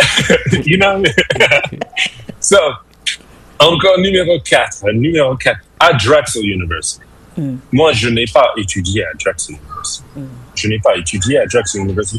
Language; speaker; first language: French; non-native, fluent; English